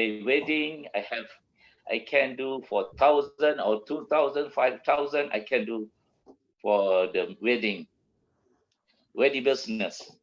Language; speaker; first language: English; non-native, learner; Malay